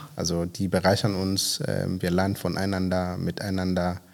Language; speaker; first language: German; non-native, fluent; Swahili